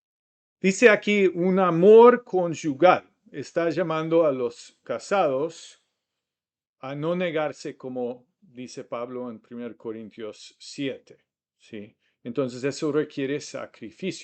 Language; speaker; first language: Spanish; non-native, fluent; English